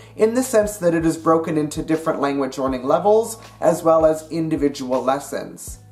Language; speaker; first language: English; native; English